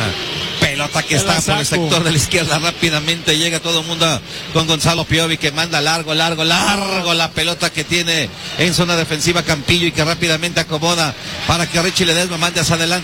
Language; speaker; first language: Spanish; native; Spanish